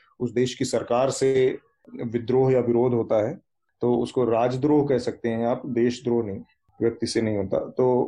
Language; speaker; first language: Hindi; native; Hindi